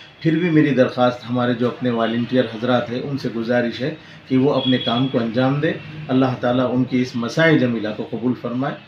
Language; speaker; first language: Urdu; native; Urdu